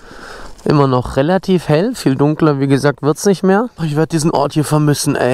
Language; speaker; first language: German; native; German